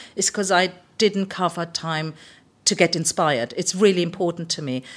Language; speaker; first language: English; early bilingual, other home language; German